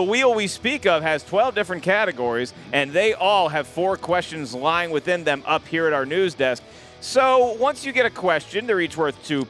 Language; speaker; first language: English; native; English